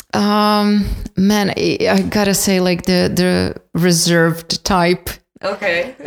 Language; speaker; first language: English; non-native, fluent; Portuguese